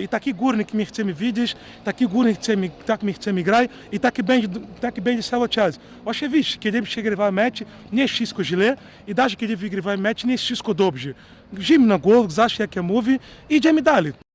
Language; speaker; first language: Polish; non-native, fluent; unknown